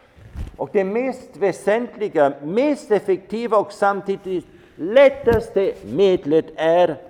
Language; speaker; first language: Swedish; non-native, fluent; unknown